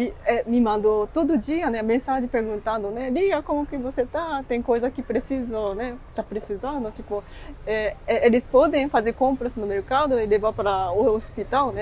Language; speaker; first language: Portuguese; non-native, fluent; Japanese